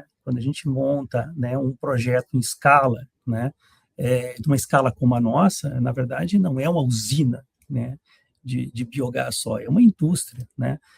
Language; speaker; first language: Portuguese; native; Portuguese